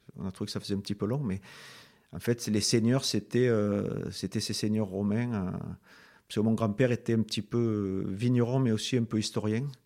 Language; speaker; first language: French; native; French